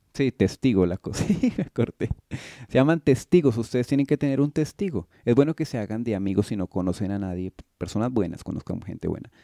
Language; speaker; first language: Spanish; native; Spanish